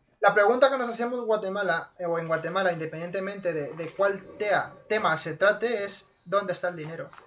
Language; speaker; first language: Spanish; native; Spanish